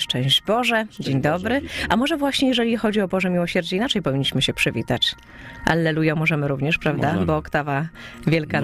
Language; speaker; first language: Polish; native; Polish